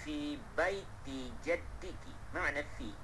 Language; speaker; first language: Arabic; non-native, fluent; Malay